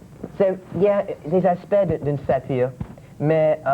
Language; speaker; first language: French; non-native, local second language; English